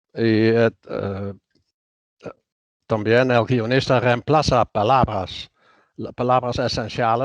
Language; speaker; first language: Spanish; non-native, fluent; Dutch